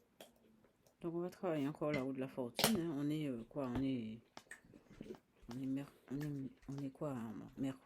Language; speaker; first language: French; native; French